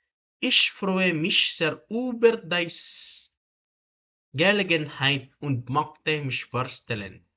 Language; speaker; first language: German; non-native, learner; Filipino